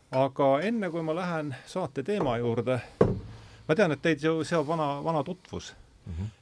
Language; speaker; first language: Estonian; native; Estonian